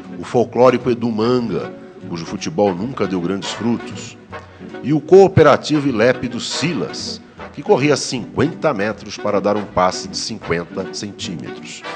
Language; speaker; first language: Portuguese; native; Portuguese